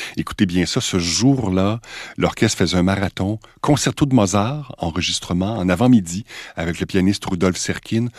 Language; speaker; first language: French; native; French